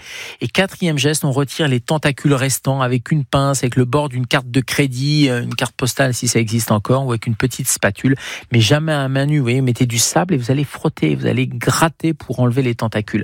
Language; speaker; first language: French; native; French